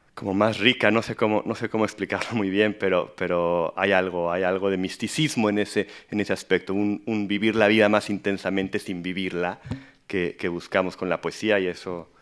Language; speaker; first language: Spanish; native; Spanish